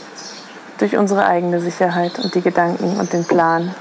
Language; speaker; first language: German; native; German